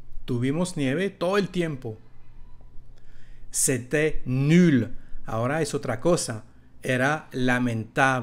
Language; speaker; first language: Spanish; non-native, fluent; French